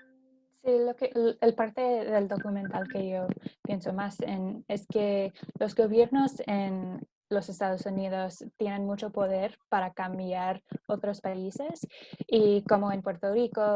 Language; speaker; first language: Spanish; non-native, learner; English